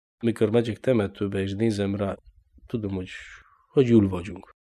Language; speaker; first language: Hungarian; non-native, learner; Polish